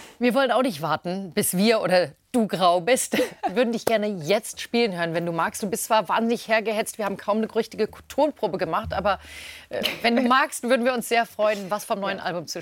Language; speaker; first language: German; native; German